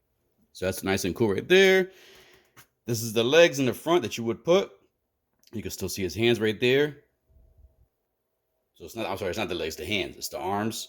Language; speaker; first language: English; native; English